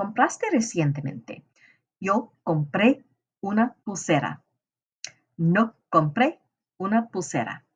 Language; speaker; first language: Spanish; non-native, fluent; English